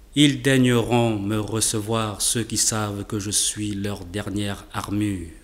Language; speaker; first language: French; native; French